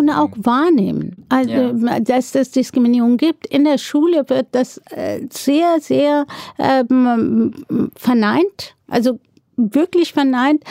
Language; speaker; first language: German; non-native, fluent; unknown